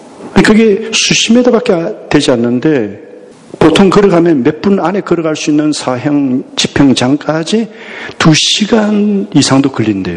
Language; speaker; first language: Korean; native; Korean